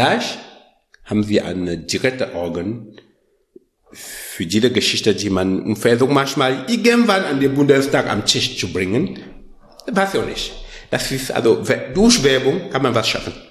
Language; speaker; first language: German; non-native, learner; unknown